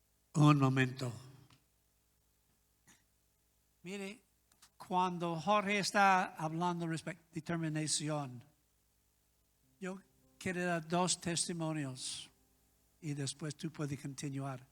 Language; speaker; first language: Spanish; non-native, learner; English